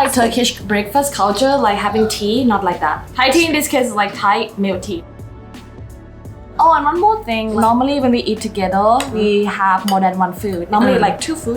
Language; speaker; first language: English; non-native, fluent; Thai